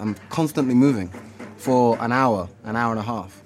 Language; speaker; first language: English; non-native, local second language; Yoruba